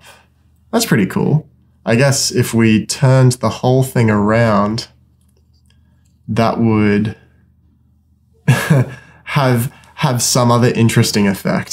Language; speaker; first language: English; native; English